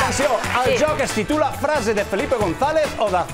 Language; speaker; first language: Catalan; native; Catalan